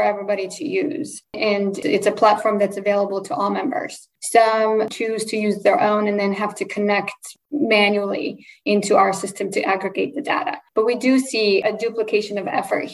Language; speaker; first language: English; non-native, fluent; Polish